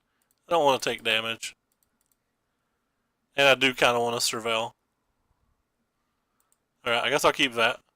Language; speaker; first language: English; native; English